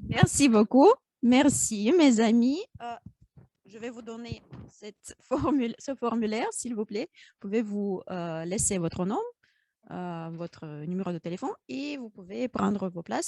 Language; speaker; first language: French; non-native, fluent; Russian